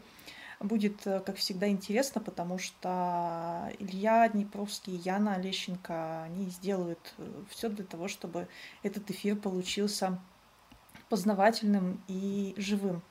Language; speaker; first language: Russian; native; Russian